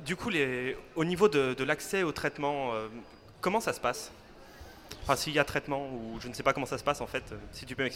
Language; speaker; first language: French; native; French